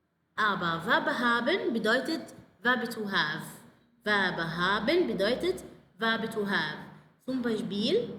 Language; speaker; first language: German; non-native, fluent; Arabic